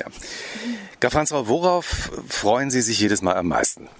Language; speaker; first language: German; native; German